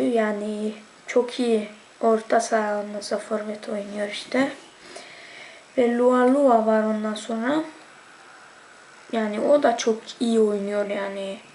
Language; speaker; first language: Turkish; early bilingual, heritage; Turkish